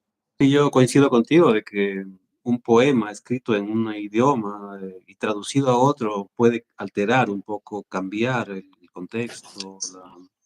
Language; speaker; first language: Spanish; native; Spanish